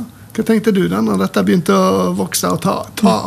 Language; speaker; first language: Norwegian; native; Norwegian